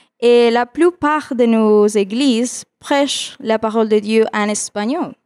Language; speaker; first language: French; non-native, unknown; Spanish